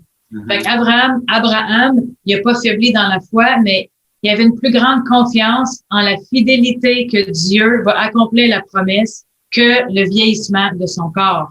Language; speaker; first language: French; native; French